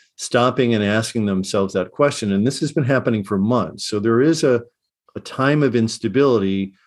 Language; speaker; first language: English; native; English